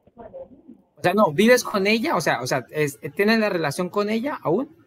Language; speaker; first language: Spanish; native; Spanish